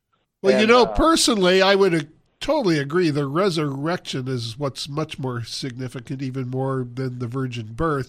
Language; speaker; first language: English; native; English